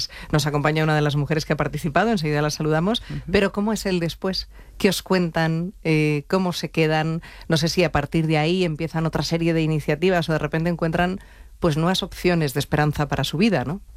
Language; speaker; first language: Spanish; native; Spanish